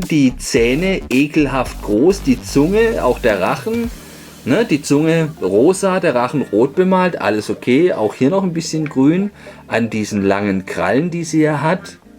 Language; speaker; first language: German; native; German